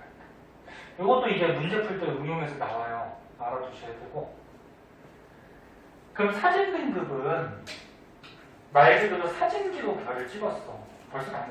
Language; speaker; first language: Korean; native; Korean